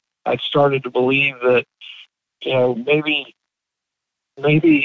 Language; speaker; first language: English; native; English